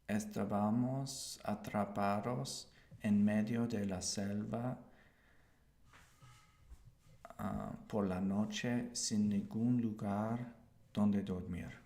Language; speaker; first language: Spanish; non-native, learner; English